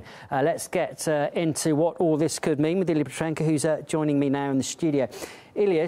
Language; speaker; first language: English; native; English